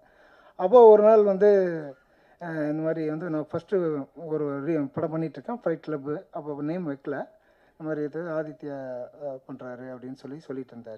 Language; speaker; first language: Tamil; native; Tamil